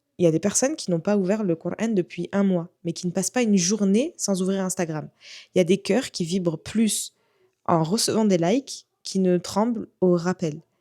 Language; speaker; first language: French; native; French